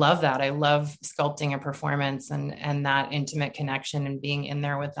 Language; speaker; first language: English; native; English